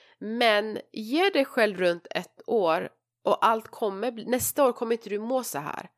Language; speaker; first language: Swedish; early bilingual, other home language; Persian